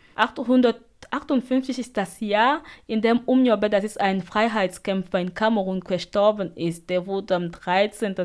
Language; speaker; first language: German; non-native, fluent; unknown